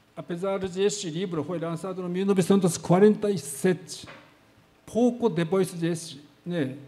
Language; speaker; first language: Portuguese; non-native, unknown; Japanese